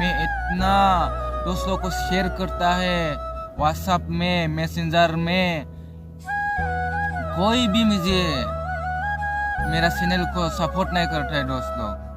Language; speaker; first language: Hindi; non-native, local second language; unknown